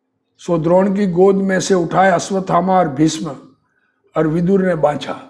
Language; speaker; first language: Hindi; native; Hindi